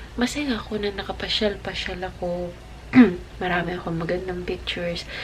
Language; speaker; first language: Filipino; non-native, local second language; Bikol